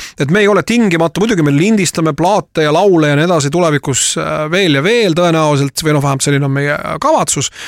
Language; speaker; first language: Estonian; native; Estonian